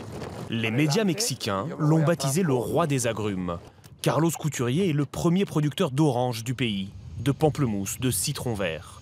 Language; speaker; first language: French; native; French